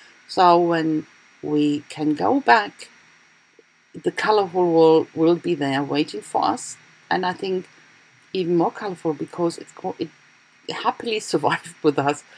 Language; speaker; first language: English; non-native, fluent; German